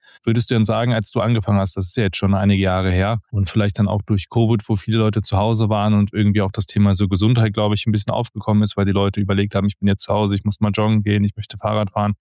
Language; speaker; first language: German; native; German